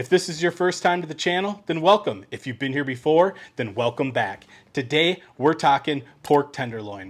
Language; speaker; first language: English; native; English